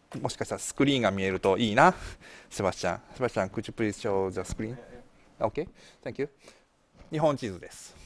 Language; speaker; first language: Japanese; native; Japanese